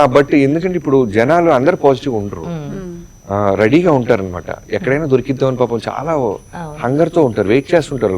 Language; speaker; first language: Telugu; native; Telugu